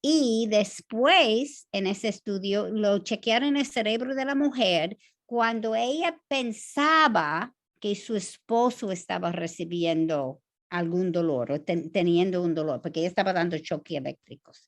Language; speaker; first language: Spanish; non-native, fluent; English